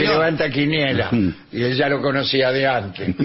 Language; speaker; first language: Spanish; native; Spanish